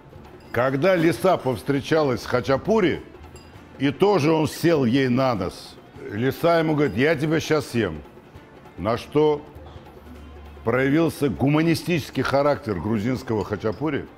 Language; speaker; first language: Russian; native; Russian